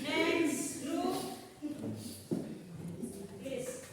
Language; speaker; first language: English; non-native, local second language; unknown